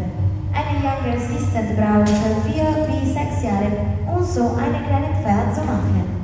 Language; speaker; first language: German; non-native, learner; Italian